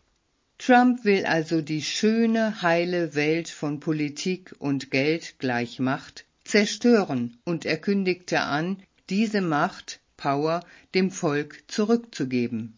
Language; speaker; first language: German; native; German